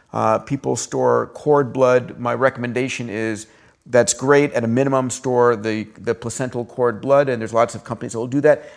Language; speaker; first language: English; early bilingual, other home language; Greek